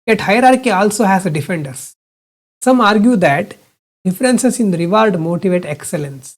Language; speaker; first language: English; non-native, local second language; Kannada